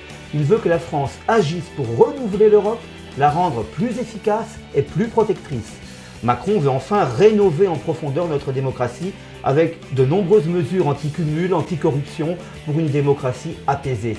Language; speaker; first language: French; native; French